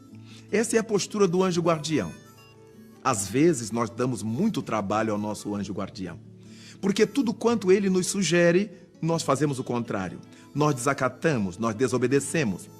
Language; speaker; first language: Portuguese; native; Portuguese